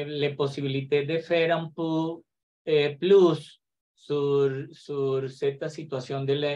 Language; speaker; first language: French; non-native, learner; Spanish